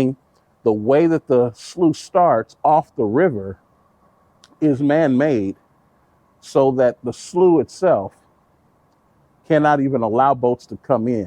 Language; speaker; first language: English; native; English